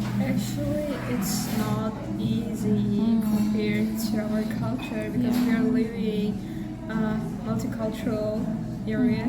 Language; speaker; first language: English; non-native, learner; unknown